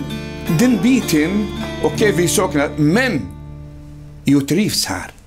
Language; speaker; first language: Swedish; non-native, learner; Arabic